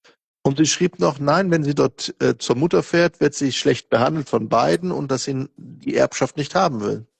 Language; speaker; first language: German; non-native, fluent; Portuguese